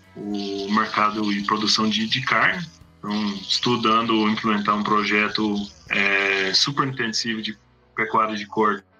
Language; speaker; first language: Portuguese; non-native, fluent; English